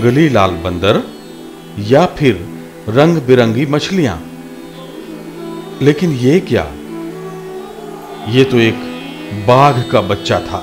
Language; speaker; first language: Hindi; native; Hindi